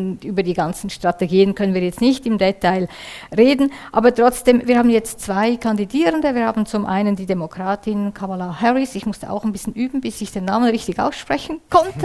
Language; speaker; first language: German; native; German